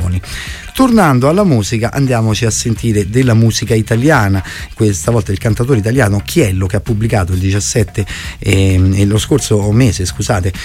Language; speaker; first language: Italian; native; Italian